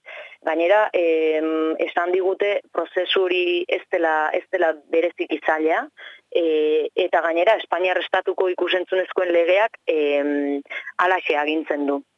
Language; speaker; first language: Basque; native; Basque